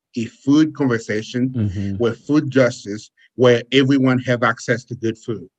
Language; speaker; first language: English; non-native, fluent; Haitian Creole